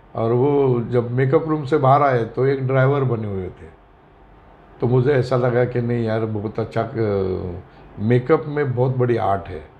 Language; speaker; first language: Hindi; non-native, local second language; Marathi